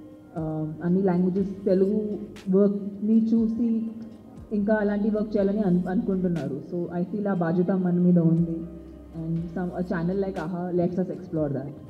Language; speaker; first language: Telugu; non-native, fluent; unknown